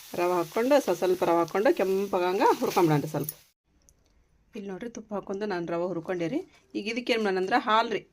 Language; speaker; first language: Kannada; non-native, local second language; Urdu